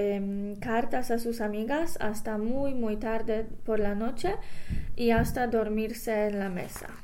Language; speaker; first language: Spanish; non-native, fluent; English